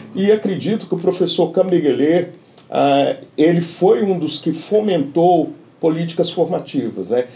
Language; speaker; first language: Portuguese; native; Portuguese